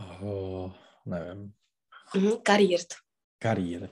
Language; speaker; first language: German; non-native, learner; Czech